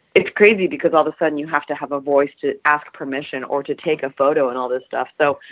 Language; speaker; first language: English; early bilingual, other home language; Polish